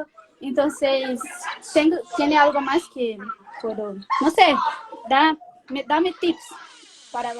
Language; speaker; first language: Spanish; non-native, learner; Portuguese